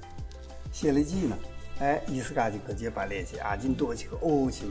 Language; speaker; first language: Russian; non-native, learner; Chinese